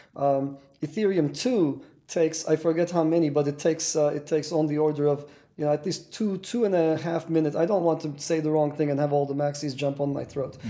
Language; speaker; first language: English; non-native, fluent; Turkish